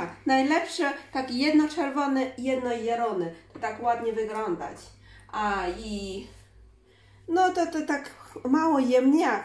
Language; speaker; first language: Polish; non-native, learner; Chinese